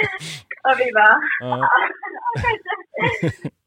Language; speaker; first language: Swedish; native; Swedish